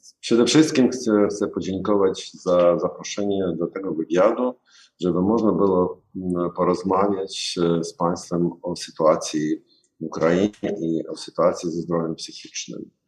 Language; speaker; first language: Polish; non-native, learner; Ukrainian